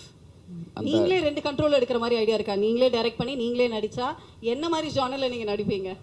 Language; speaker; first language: Tamil; native; Tamil